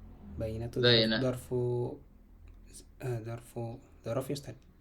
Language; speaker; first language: Arabic; non-native, learner; Indonesian